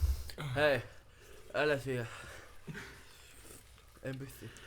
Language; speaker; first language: Finnish; non-native, learner; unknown